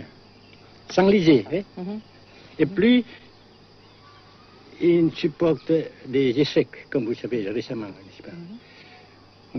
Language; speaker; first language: French; non-native, fluent; Vietnamese